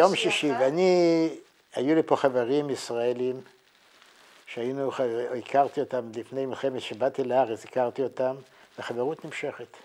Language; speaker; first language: Hebrew; non-native, fluent; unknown